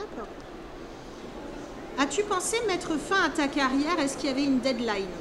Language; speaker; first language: French; native; French